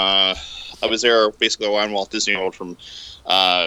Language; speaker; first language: English; native; English